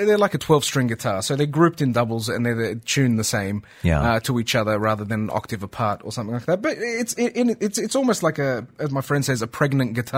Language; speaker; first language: English; native; English